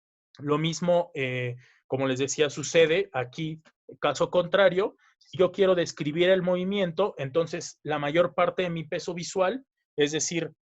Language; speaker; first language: Spanish; native; Spanish